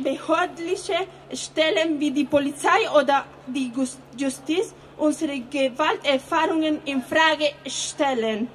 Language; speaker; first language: German; non-native, fluent; Spanish